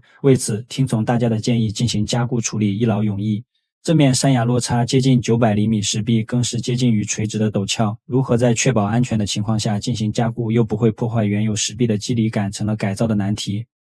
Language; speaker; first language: Chinese; native; Chinese